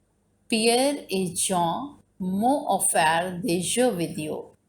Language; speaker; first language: French; non-native, fluent; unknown